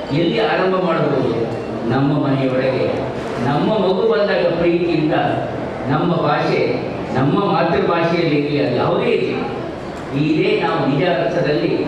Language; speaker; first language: Kannada; non-native, local second language; Tulu